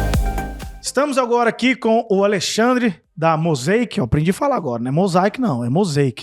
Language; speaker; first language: Portuguese; native; Portuguese